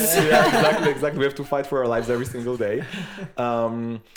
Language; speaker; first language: English; non-native, fluent; Italian